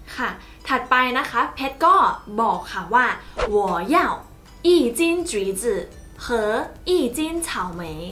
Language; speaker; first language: Thai; native; Thai